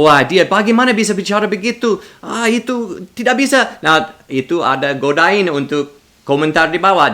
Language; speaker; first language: Indonesian; non-native, learner; English